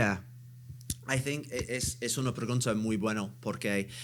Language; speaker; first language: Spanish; non-native, learner; English